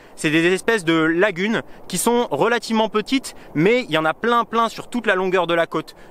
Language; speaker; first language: French; native; French